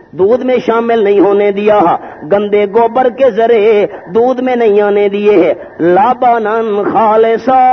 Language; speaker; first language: Urdu; native; Urdu